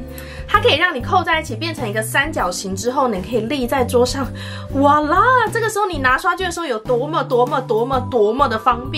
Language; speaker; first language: Chinese; native; Chinese